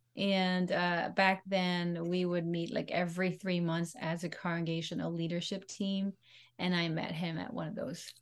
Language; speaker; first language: English; non-native, local second language; Pampanga